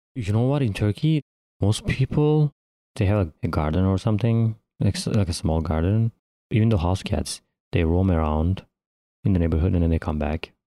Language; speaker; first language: English; non-native, fluent; Turkish